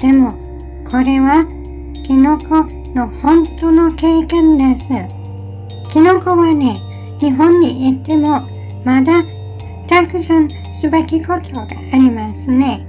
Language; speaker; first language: Japanese; non-native, learner; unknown